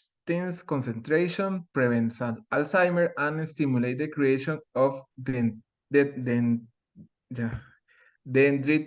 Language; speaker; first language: English; non-native, learner; Spanish